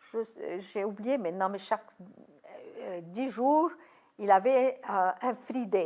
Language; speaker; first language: French; non-native, fluent; Arabic